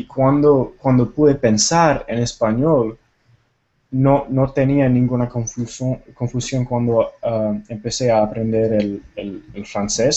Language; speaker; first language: Spanish; non-native, fluent; Tamil